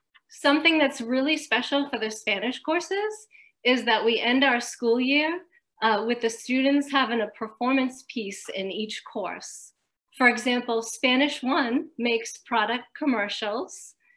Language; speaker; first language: English; native; English